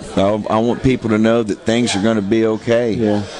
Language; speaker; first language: English; native; English